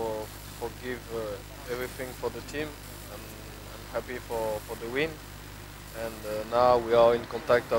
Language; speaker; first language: English; non-native, learner; French